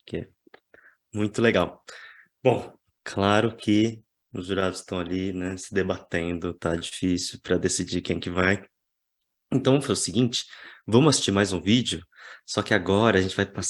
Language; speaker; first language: Portuguese; native; Portuguese